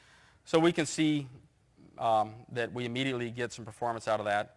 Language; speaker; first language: English; native; English